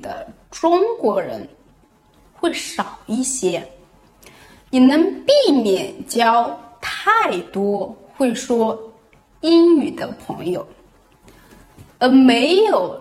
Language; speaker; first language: Chinese; native; Chinese